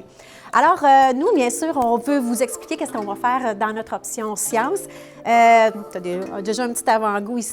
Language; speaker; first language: French; native; French